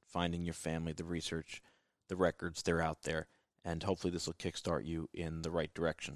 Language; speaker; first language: English; native; English